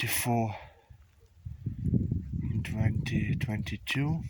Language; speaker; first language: English; non-native, learner; Ukrainian